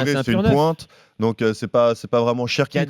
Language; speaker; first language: French; native; French